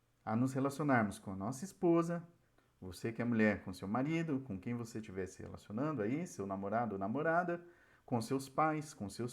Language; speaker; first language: Portuguese; native; Portuguese